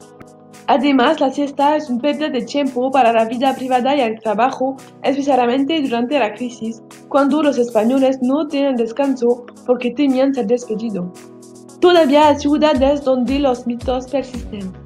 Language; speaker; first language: Spanish; non-native, learner; French